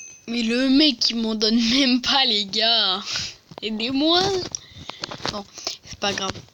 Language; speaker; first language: French; native; French